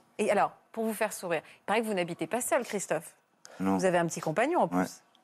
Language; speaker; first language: French; native; French